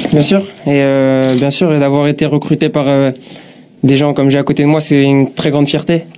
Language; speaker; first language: French; native; French